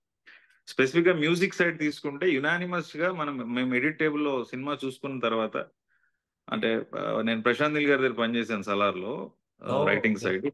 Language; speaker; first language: Telugu; native; Telugu